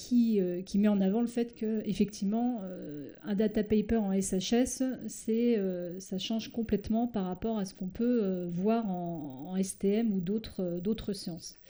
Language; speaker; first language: French; native; French